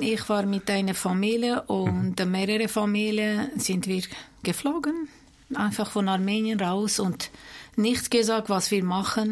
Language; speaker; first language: German; non-native, fluent; Armenian